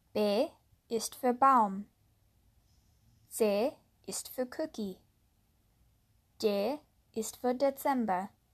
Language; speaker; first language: German; non-native, learner; English